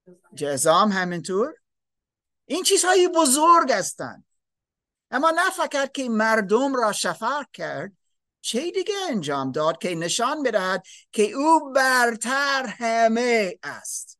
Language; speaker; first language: Persian; non-native, learner; English